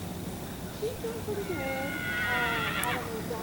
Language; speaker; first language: English; native; English